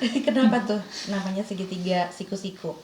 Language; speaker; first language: Indonesian; native; Indonesian